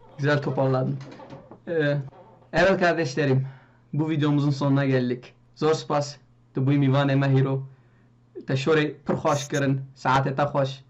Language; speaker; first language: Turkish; non-native, local second language; Kurdish